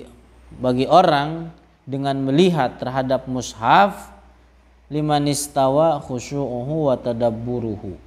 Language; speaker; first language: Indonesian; native; Indonesian